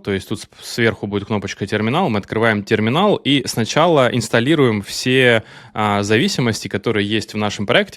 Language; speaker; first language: Russian; native; Russian